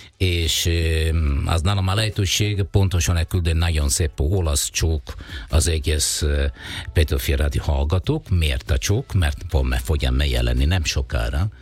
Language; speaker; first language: Hungarian; non-native, learner; Italian